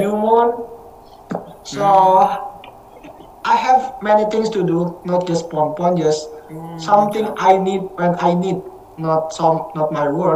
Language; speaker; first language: English; non-native, learner; Indonesian